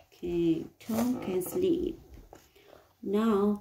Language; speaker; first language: English; non-native, learner; Vietnamese